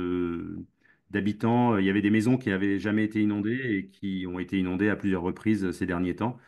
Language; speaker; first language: French; native; French